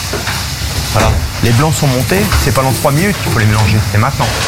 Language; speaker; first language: French; native; French